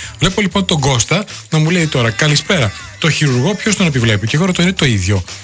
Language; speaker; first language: Greek; native; Greek